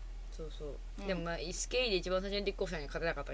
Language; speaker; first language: Japanese; native; Japanese